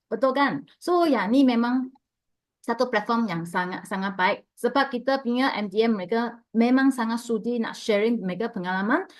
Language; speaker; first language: Malay; non-native, local second language; Chinese